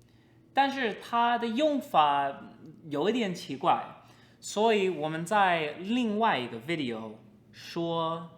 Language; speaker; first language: Chinese; non-native, fluent; English